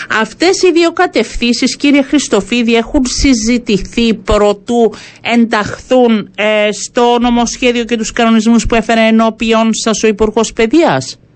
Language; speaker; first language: Greek; native; Greek